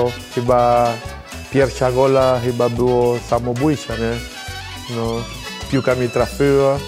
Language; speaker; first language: Polish; non-native, learner; Spanish